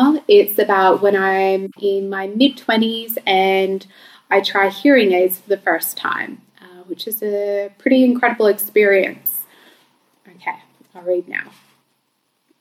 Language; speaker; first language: English; native; English